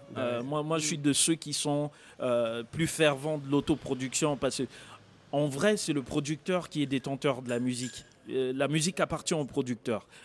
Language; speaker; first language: French; non-native, local second language; Lingala